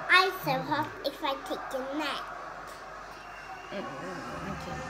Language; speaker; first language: English; non-native, learner; Thai